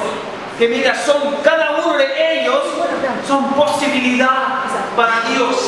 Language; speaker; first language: Spanish; non-native, fluent; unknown